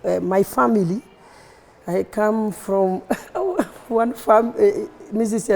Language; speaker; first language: English; non-native, learner; Bambara